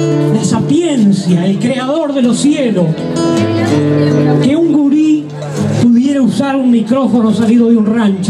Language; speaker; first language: Spanish; native; Spanish